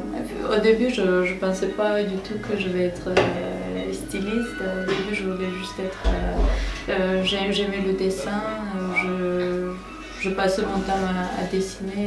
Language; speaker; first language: French; non-native, fluent; Armenian